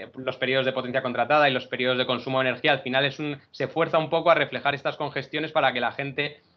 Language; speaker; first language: Spanish; native; Spanish